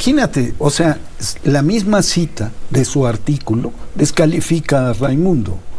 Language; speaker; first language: Spanish; native; Spanish